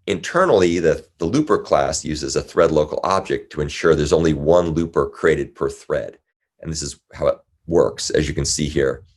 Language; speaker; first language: English; native; English